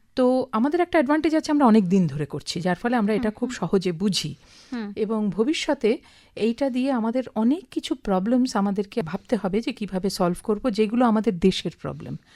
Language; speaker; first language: Bangla; native; Bangla